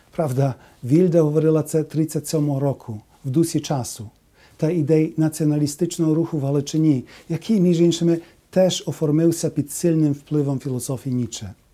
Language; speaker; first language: Ukrainian; early bilingual, heritage; Ukrainian